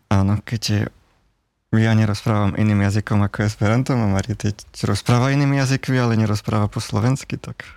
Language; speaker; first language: Slovak; native; Slovak